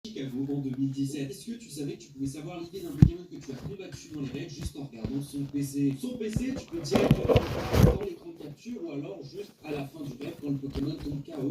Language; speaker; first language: French; native; French